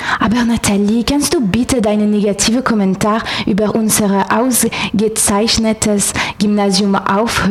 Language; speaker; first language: German; non-native, learner; French